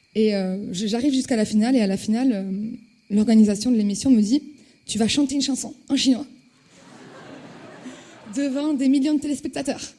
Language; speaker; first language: French; native; French